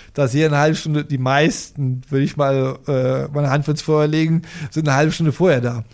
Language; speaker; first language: German; native; German